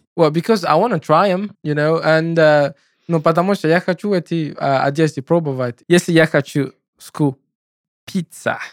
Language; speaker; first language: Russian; non-native, learner; English